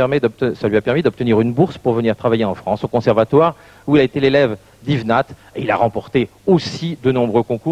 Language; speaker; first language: French; native; French